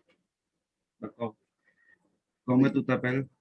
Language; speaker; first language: French; non-native, learner; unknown